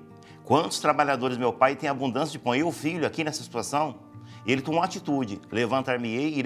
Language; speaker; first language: Portuguese; native; Portuguese